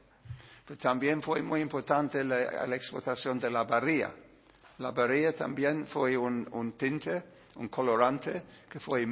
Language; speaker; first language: Spanish; non-native, learner; English